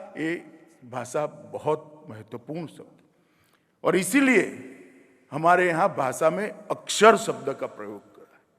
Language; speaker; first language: Hindi; non-native, local second language; Gujarati